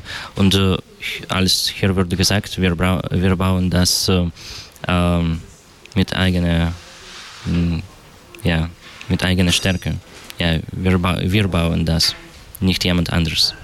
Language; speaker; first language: German; non-native, learner; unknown